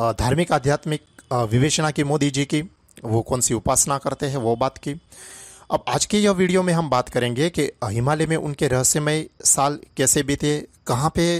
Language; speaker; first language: Hindi; non-native, local second language; Gujarati